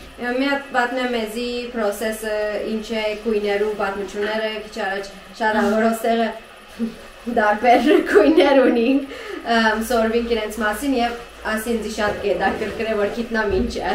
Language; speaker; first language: Armenian; early bilingual, heritage; Armenian